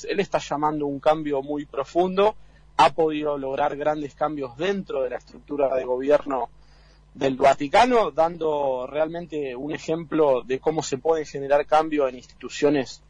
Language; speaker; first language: Spanish; native; Spanish